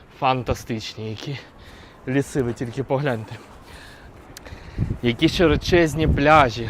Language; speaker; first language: Ukrainian; native; Ukrainian